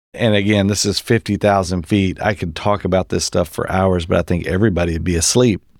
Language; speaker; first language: English; native; English